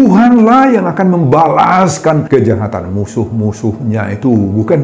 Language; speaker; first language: Indonesian; non-native, local second language; Batak Toba